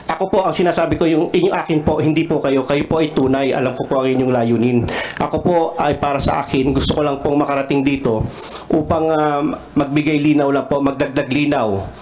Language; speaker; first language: Filipino; non-native, local second language; Cebuano